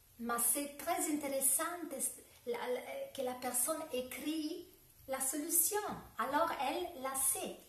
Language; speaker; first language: French; non-native, learner; Italian